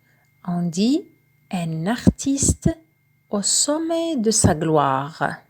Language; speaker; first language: French; non-native, local second language; Arabic